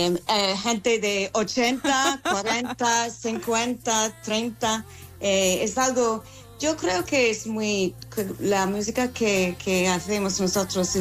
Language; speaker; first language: Spanish; non-native, fluent; English